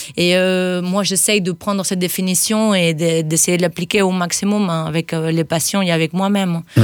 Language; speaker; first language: French; non-native, fluent; Spanish